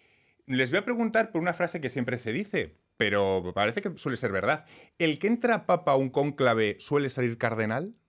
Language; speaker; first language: Spanish; native; Spanish